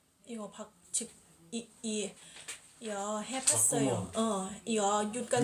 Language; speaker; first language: Korean; non-native, learner; Thai